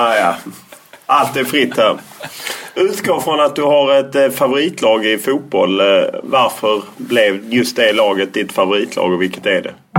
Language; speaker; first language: Swedish; native; Swedish